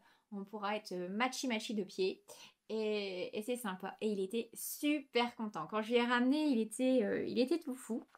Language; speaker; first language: French; native; French